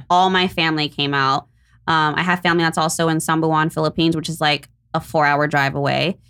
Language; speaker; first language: English; early bilingual, other home language; Filipino